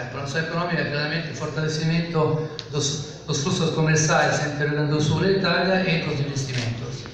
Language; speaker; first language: Portuguese; non-native, fluent; Italian